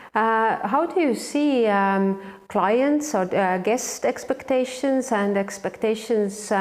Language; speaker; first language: English; non-native, fluent; Estonian